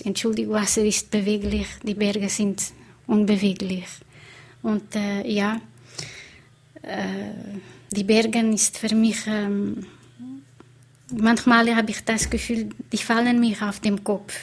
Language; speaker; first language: German; non-native, fluent; Portuguese